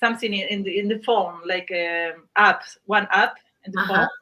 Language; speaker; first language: English; non-native, learner; Spanish